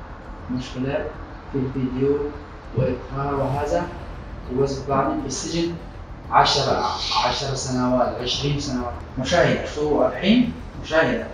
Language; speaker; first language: Arabic; non-native, learner; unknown